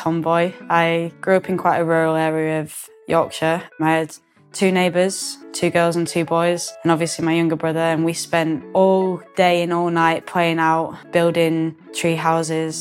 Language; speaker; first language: English; native; English